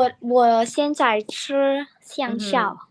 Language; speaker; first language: Chinese; non-native, learner; Indonesian